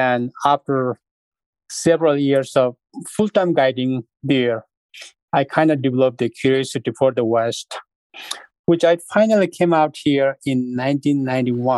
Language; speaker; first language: English; non-native, fluent; Sherpa